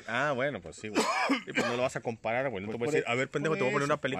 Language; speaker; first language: Spanish; native; Spanish